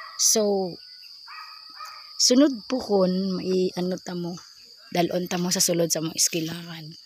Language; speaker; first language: Cebuano; non-native, local second language; Hiligaynon